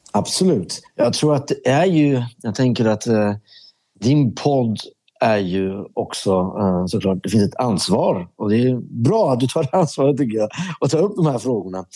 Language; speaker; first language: Swedish; early bilingual, other home language; Persian